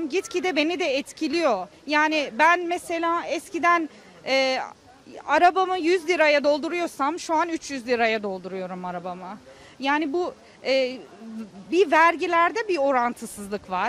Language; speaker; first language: Turkish; early bilingual, heritage; Turkish